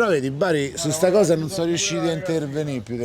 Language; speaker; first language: Italian; native; Italian